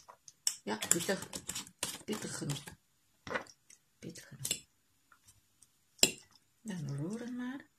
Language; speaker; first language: Dutch; non-native, learner; Indonesian